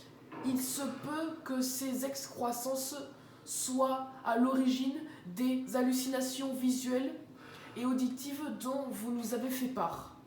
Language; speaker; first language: French; native; French